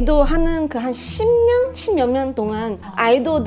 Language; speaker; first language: Korean; non-native, fluent; Chinese